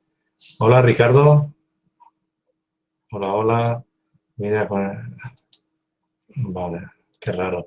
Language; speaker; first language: Spanish; native; Spanish